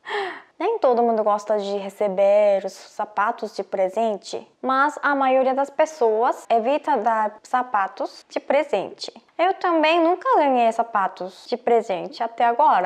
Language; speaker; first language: Portuguese; non-native, fluent; Korean